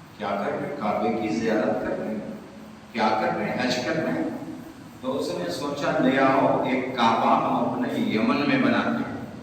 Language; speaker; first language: Urdu; native; Urdu